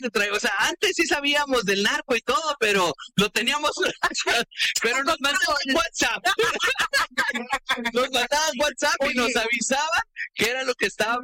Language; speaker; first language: Spanish; native; Spanish